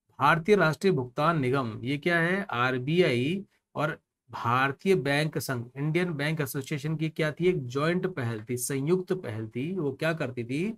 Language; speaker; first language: Hindi; native; Hindi